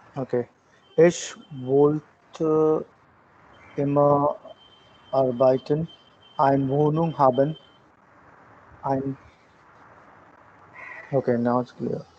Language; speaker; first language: German; non-native, learner; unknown